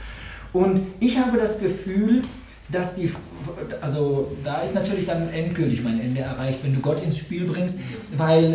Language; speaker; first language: German; native; German